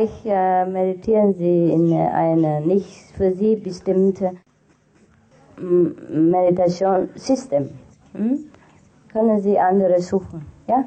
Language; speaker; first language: German; non-native, fluent; Vietnamese